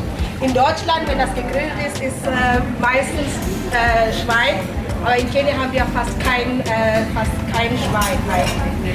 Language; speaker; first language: German; non-native, fluent; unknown